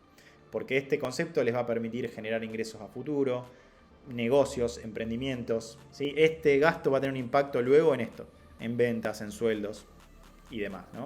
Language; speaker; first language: Spanish; native; Spanish